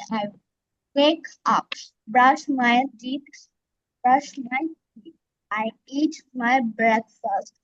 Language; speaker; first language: English; non-native, learner; Bangla